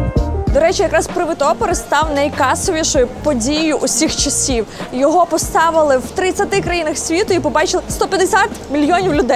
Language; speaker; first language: Ukrainian; native; Ukrainian